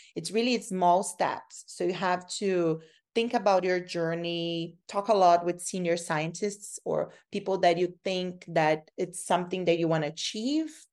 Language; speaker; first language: English; non-native, fluent; Portuguese